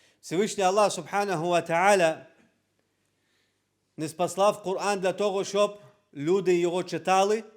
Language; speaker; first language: Ukrainian; non-native, local second language; Crimean Tatar